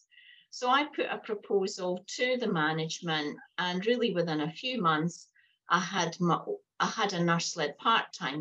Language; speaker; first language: English; native; English